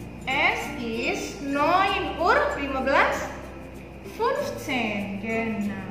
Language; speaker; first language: German; non-native, learner; Indonesian